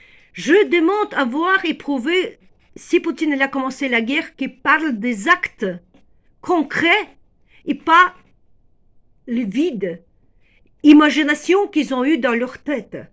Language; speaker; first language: French; non-native, fluent; Ukrainian